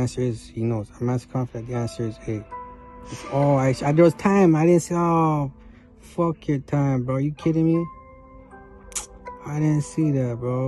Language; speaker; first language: English; native; English